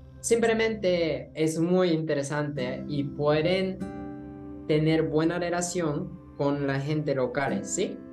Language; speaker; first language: Spanish; non-native, learner; Japanese